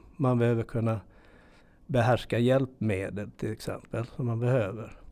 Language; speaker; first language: Swedish; native; Swedish